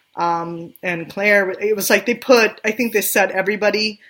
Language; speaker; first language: English; non-native, fluent; Swedish